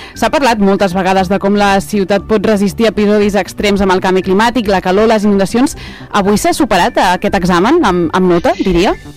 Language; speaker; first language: Catalan; native; Catalan